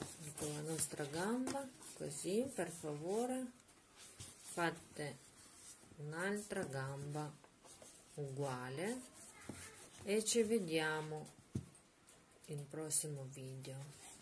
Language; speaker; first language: Italian; non-native, learner; Russian